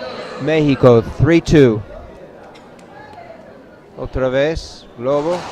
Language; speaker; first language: Spanish; non-native, learner; English